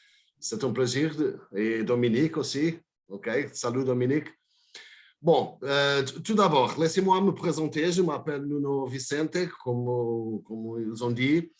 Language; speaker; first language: French; non-native, fluent; Portuguese